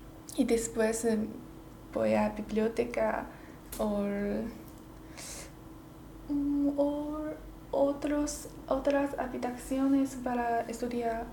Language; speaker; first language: Spanish; non-native, learner; Chinese